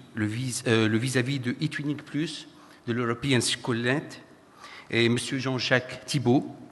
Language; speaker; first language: French; non-native, local second language; Arabic